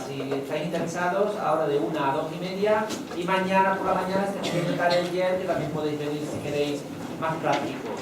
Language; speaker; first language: Spanish; native; Spanish